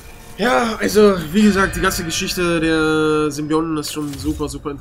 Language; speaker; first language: German; native; German